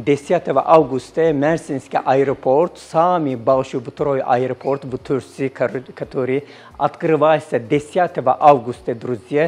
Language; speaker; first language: Russian; non-native, learner; Turkish